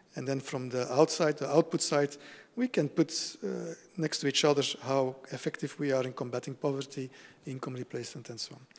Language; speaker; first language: English; non-native, fluent; Dutch